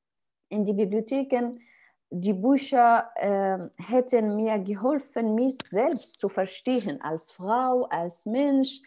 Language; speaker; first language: German; non-native, learner; Arabic